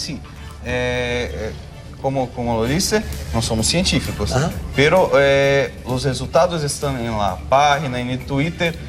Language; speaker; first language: Spanish; non-native, learner; Portuguese